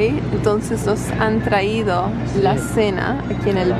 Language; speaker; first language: Spanish; non-native, fluent; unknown